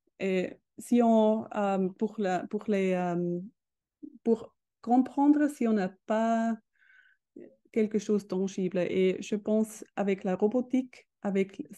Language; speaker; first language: French; non-native, learner; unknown